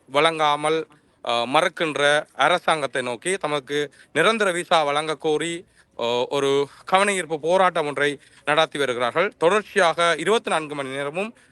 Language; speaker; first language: Tamil; native; Tamil